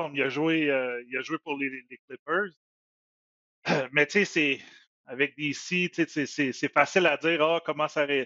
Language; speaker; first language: French; native; French